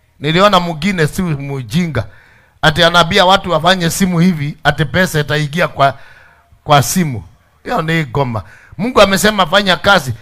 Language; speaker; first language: Swahili; native; Swahili